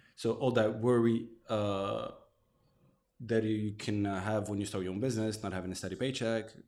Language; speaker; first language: English; non-native, fluent; Arabic